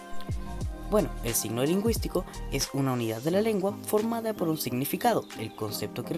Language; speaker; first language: Spanish; native; Spanish